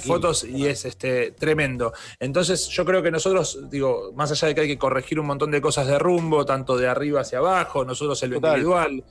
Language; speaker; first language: Spanish; native; Spanish